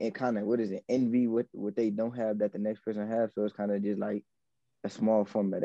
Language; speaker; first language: English; native; English